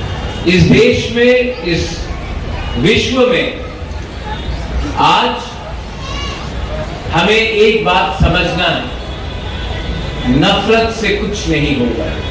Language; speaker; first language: Hindi; non-native, local second language; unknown